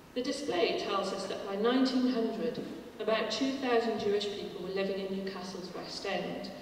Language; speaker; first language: English; native; English